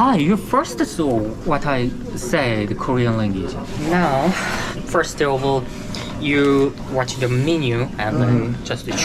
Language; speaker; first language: English; non-native, learner; Korean